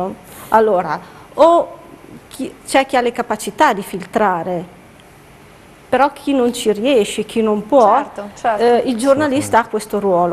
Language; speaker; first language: Italian; native; Italian